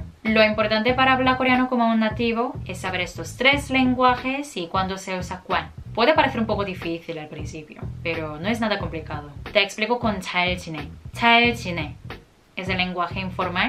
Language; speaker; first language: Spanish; non-native, fluent; Korean